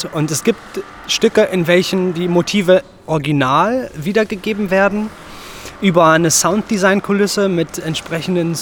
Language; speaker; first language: German; native; German